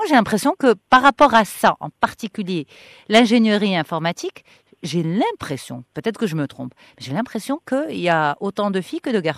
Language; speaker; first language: French; non-native, local second language; Arabic